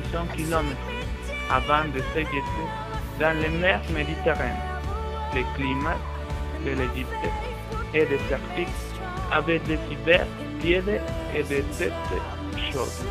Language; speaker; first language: French; non-native, learner; Spanish